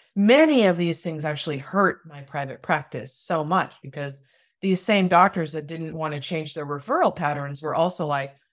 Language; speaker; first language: English; early bilingual, other home language; Hindi